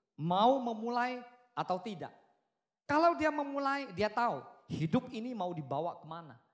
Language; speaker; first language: Indonesian; native; Indonesian